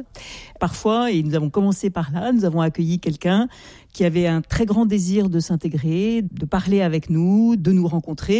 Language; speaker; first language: French; native; French